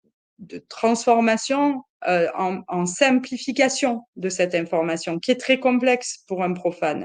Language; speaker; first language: French; native; French